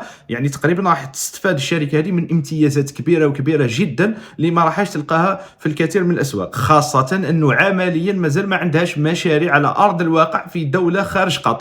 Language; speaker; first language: Arabic; native; Arabic